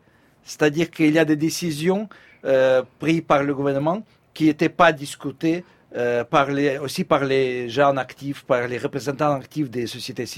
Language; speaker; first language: French; non-native, fluent; Russian